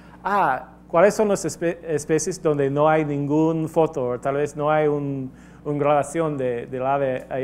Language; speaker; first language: Spanish; non-native, fluent; English